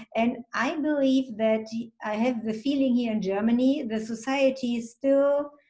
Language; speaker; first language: English; non-native, fluent; German